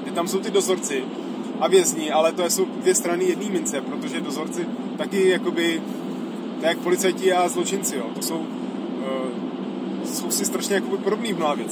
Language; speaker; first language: Czech; native; Czech